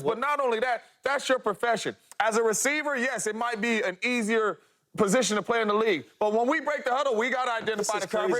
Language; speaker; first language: English; native; English